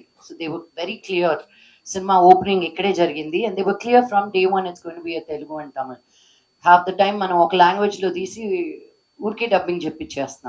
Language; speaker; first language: Telugu; native; Telugu